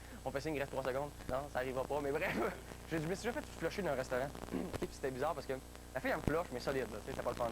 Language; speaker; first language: French; native; French